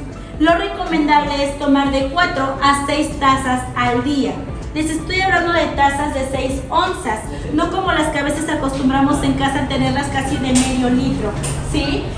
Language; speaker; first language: Spanish; native; Spanish